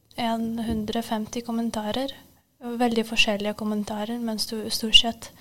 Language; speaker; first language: Norwegian; non-native, fluent; Ukrainian